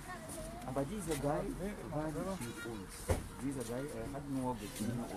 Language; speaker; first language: German; non-native, learner; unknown